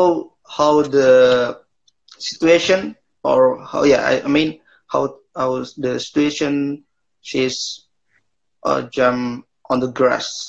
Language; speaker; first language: English; non-native, learner; Indonesian